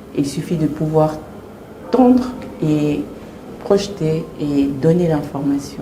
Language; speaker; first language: French; early bilingual, other home language; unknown